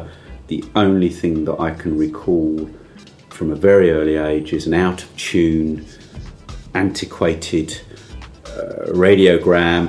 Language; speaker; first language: English; native; English